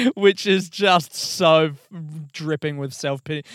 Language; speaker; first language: English; native; English